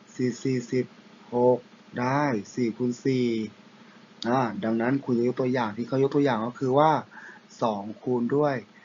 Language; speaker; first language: Thai; non-native, local second language; Pattani Malay